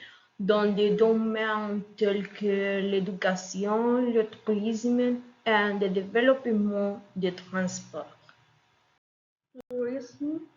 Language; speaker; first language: French; non-native, learner; Spanish